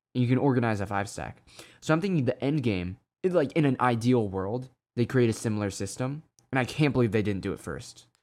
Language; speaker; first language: English; native; English